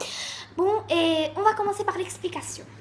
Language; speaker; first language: French; native; French